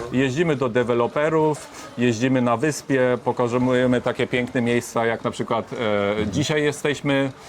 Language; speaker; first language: Polish; early bilingual, heritage; Polish